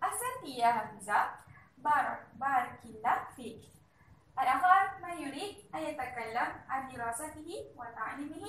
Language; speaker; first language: Arabic; non-native, learner; Malay